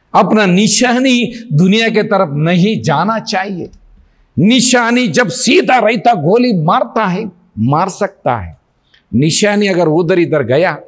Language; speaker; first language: Hindi; non-native, local second language; Telugu